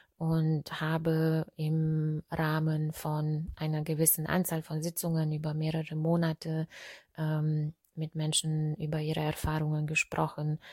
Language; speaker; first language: German; non-native, fluent; Hungarian